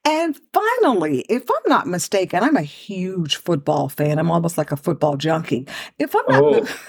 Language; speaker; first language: English; native; English